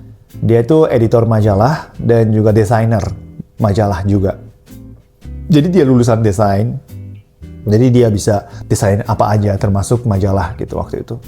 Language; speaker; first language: Indonesian; non-native, fluent; Japanese